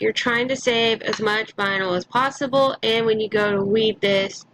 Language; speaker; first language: English; native; English